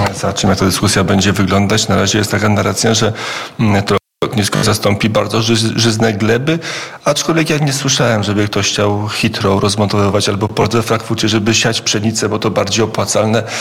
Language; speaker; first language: Polish; native; Polish